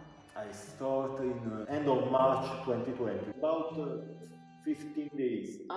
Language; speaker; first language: English; non-native, local second language; Italian